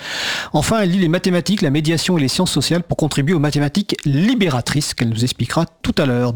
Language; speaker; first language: French; native; French